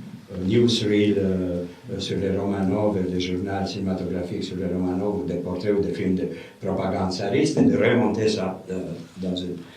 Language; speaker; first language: French; non-native, fluent; Romanian